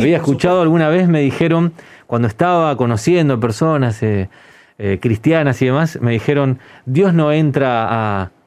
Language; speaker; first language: Spanish; native; Spanish